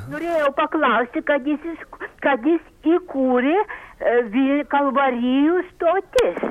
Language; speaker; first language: Lithuanian; non-native, local second language; Polish